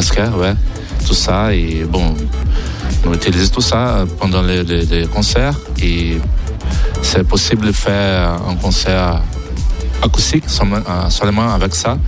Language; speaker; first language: French; non-native, learner; Portuguese